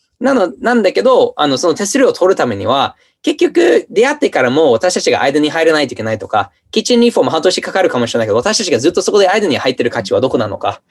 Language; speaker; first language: Japanese; non-native, fluent; English